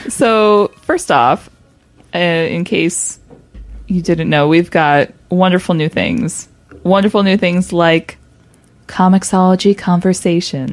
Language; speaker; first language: English; native; English